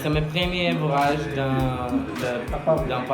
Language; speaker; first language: French; non-native, learner; Portuguese